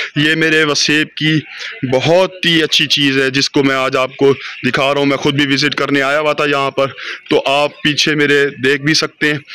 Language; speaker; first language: Urdu; non-native, local second language; Saraiki